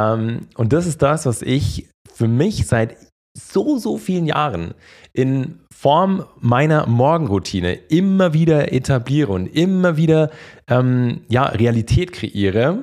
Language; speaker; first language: German; native; German